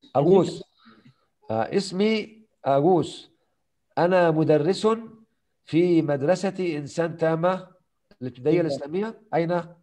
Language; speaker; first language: Arabic; non-native, fluent; Indonesian